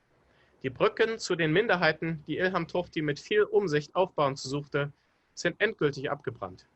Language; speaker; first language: German; native; German